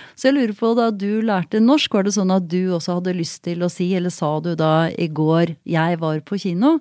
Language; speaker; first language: Norwegian; native; Norwegian